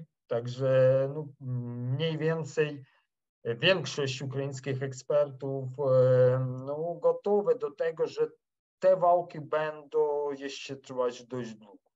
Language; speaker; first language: Polish; non-native, fluent; Ukrainian